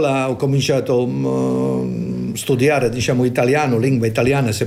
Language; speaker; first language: Italian; non-native, fluent; Croatian